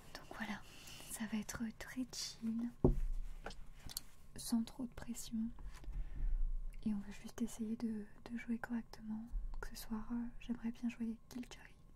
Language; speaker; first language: French; native; French